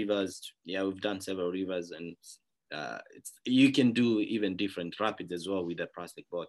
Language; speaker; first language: English; non-native, local second language; Kikuyu